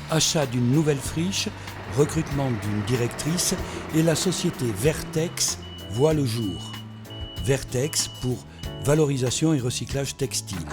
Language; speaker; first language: French; native; French